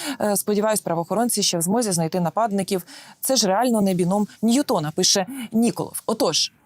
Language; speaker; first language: Ukrainian; native; Ukrainian